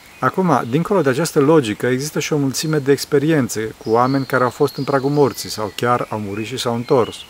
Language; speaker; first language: Romanian; early bilingual, heritage; Romanian